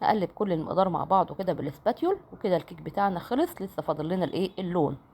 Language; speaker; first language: Arabic; native; Arabic